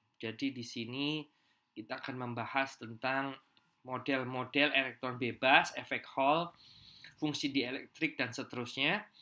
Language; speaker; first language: Indonesian; native; Indonesian